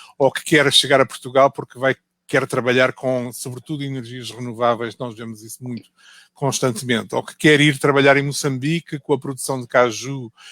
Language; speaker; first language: Portuguese; native; Portuguese